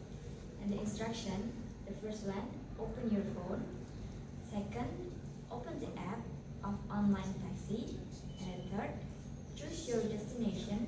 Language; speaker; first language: English; non-native, learner; Indonesian